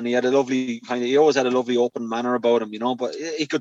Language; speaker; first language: English; native; English